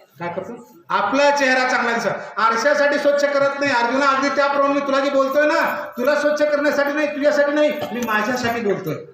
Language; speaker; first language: Marathi; native; Marathi